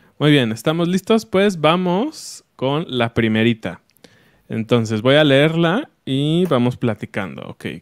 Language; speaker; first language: Spanish; native; Spanish